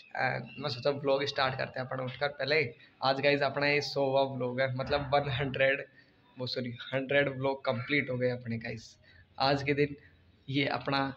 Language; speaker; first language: Hindi; native; Hindi